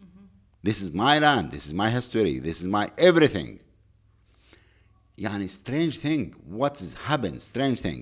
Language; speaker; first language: English; non-native, learner; Arabic